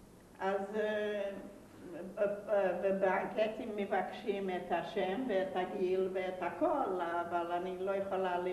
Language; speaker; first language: Hebrew; non-native, fluent; Yiddish